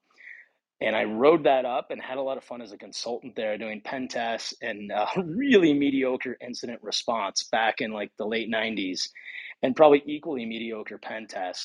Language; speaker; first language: English; native; English